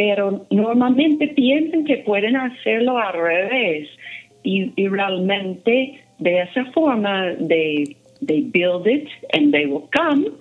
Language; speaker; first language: Spanish; non-native, fluent; English